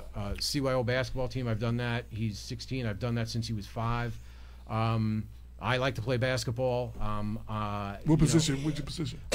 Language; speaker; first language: English; native; English